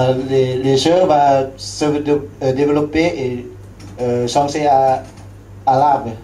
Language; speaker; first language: French; non-native, learner; Lao